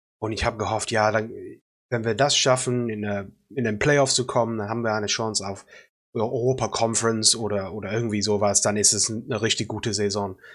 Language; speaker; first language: German; non-native, fluent; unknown